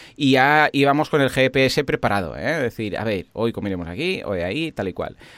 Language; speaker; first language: Spanish; native; Spanish